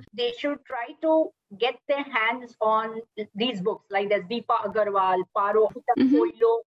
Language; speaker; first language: English; non-native, local second language; Gujarati